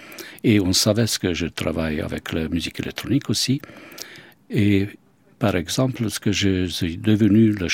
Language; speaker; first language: French; non-native, fluent; Hungarian